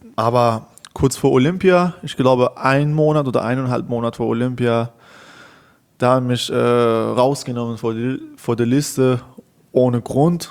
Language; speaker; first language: German; non-native, learner; Persian